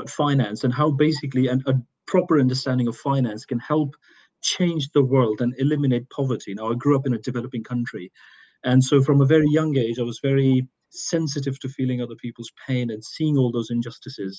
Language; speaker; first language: English; non-native, local second language; Urdu